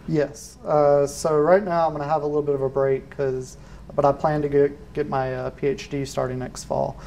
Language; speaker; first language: English; native; English